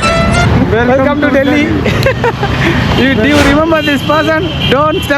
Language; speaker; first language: English; non-native, local second language; Tamil